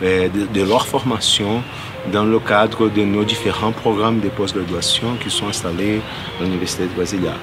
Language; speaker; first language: French; non-native, fluent; Portuguese